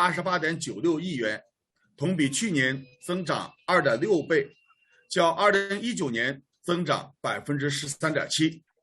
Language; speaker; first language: Chinese; native; Chinese